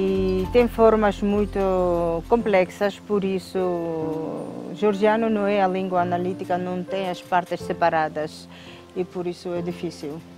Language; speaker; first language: Portuguese; non-native, fluent; Georgian